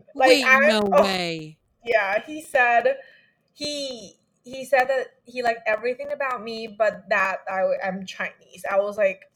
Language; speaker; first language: English; non-native, fluent; Chinese